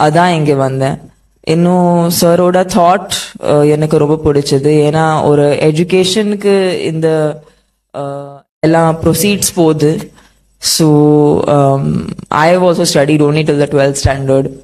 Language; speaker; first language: Tamil; non-native, fluent; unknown